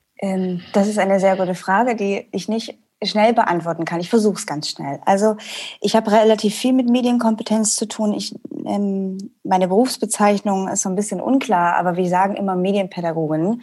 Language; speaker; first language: German; native; German